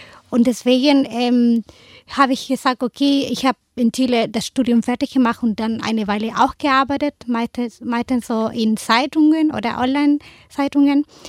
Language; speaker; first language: German; non-native, learner; Spanish